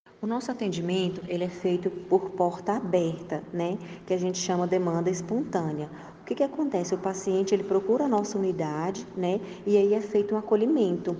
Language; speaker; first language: Portuguese; native; Portuguese